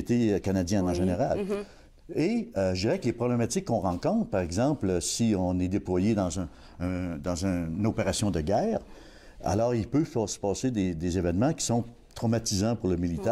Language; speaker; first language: French; native; French